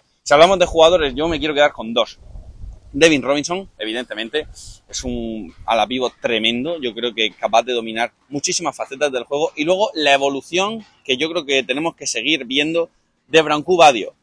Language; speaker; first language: Spanish; native; Spanish